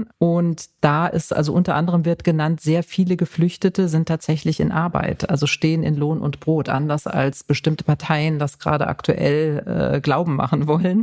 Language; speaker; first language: German; native; German